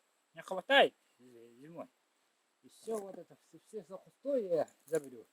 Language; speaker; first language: Russian; non-native, local second language; Yakut